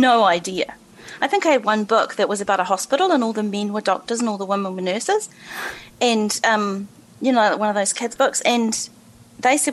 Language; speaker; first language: English; native; English